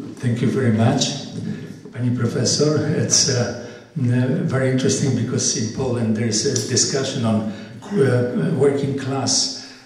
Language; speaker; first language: English; non-native, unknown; Polish